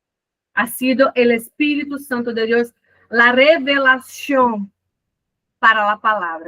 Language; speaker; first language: Spanish; non-native, fluent; Portuguese